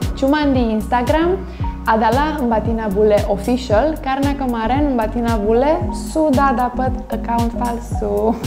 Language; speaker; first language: Indonesian; non-native, learner; Romanian